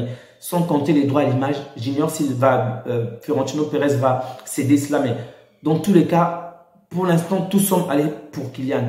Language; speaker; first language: French; native; French